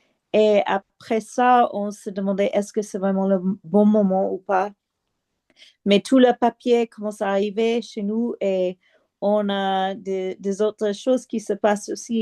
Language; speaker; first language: French; non-native, fluent; English